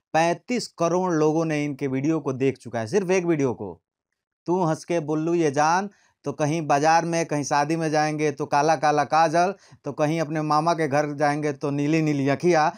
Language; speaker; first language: Hindi; native; Hindi